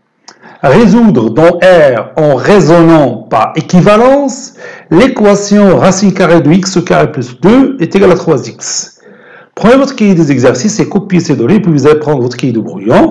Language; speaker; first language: French; non-native, local second language; Arabic